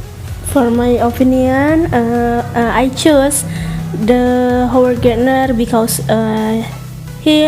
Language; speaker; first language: English; non-native, learner; Indonesian